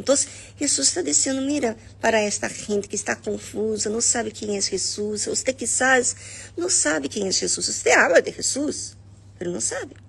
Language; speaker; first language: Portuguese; non-native, learner; Spanish